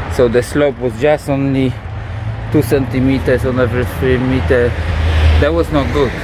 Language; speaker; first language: English; non-native, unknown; Polish